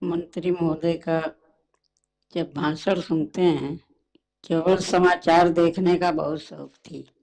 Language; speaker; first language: Hindi; native; Hindi